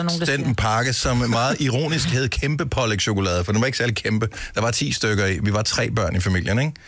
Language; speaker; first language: Danish; native; Danish